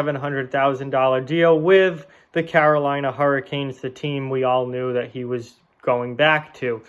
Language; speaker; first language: English; native; English